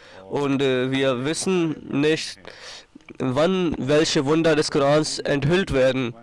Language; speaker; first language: German; non-native, fluent; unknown